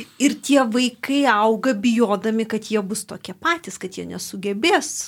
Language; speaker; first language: Lithuanian; native; Lithuanian